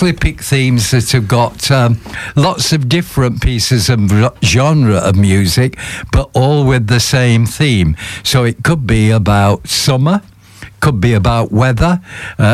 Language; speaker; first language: English; native; English